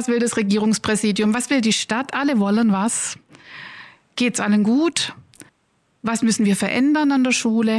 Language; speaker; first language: German; native; German